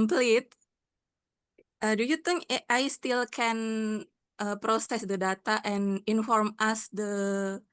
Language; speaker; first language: English; non-native, learner; Indonesian